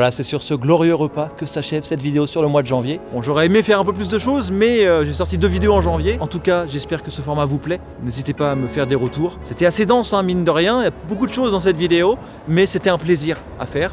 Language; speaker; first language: French; native; French